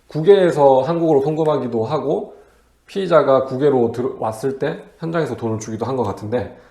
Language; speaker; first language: Korean; native; Korean